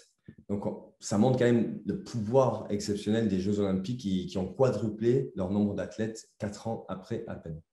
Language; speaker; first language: French; native; French